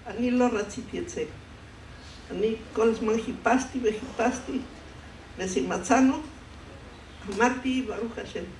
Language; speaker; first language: Hebrew; non-native, fluent; Spanish